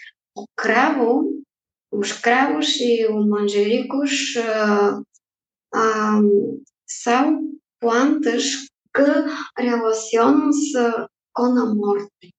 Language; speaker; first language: Portuguese; non-native, fluent; Bulgarian